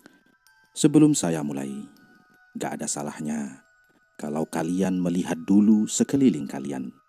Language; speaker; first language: Indonesian; native; Indonesian